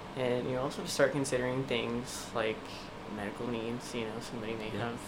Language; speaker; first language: English; native; English